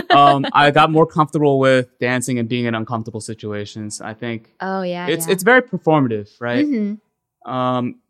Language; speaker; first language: English; native; English